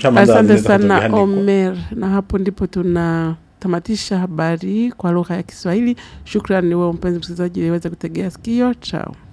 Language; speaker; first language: Swahili; non-native, local second language; Rundi